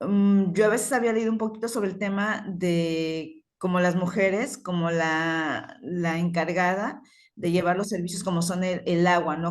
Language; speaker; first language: Spanish; native; Spanish